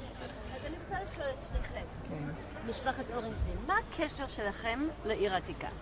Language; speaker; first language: Hebrew; native; Hebrew